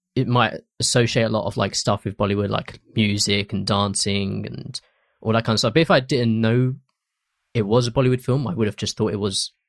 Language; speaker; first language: English; early bilingual, other home language; Hindi